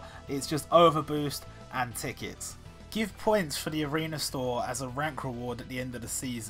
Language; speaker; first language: English; native; English